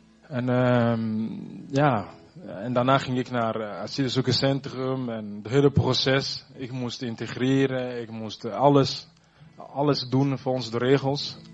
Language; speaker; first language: Dutch; non-native, fluent; Rundi